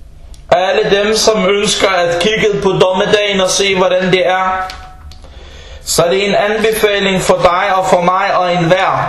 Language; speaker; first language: Danish; early bilingual, other home language; Arabic